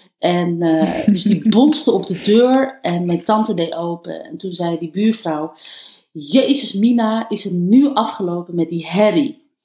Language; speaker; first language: Dutch; early bilingual, other home language; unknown